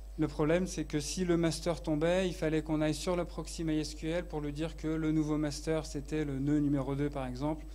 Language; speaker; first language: French; native; French